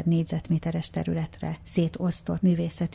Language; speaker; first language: Hungarian; native; Hungarian